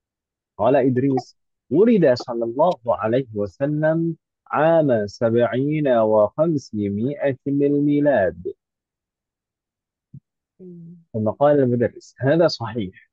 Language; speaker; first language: Arabic; non-native, fluent; Indonesian